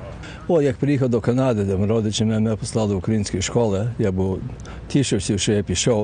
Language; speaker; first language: Ukrainian; early bilingual, heritage; Ukrainian